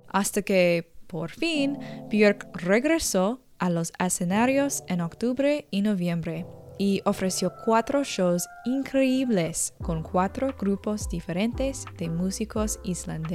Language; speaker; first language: Spanish; non-native, learner; English